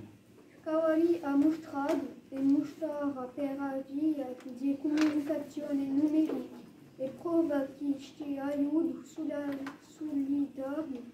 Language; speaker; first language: Italian; non-native, learner; French